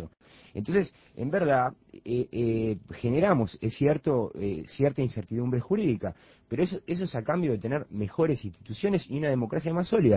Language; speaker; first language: Spanish; native; Spanish